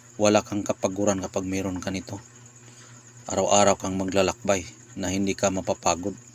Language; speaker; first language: Filipino; non-native, local second language; Cebuano